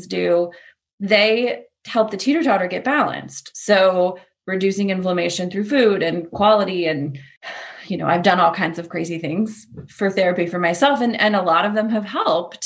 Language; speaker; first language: English; native; English